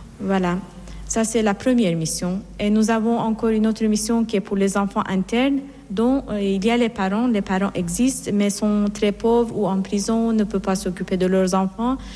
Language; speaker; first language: French; non-native, fluent; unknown